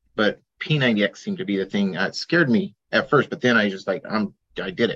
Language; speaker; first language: English; native; English